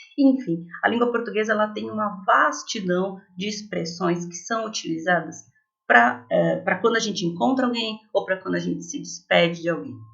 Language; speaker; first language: Portuguese; native; Portuguese